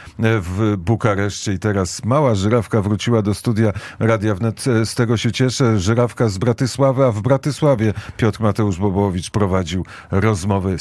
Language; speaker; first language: Polish; native; Polish